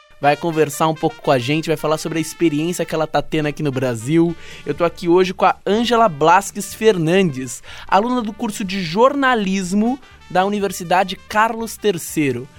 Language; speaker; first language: Portuguese; native; Portuguese